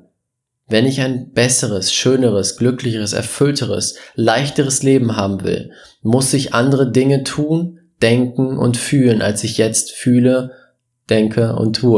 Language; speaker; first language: German; native; German